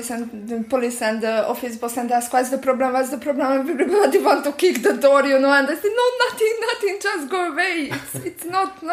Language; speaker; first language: English; non-native, learner; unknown